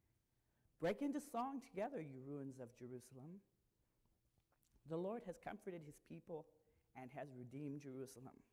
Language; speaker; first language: English; native; English